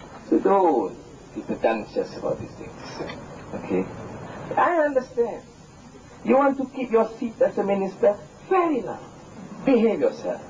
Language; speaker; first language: English; non-native, local second language; Malay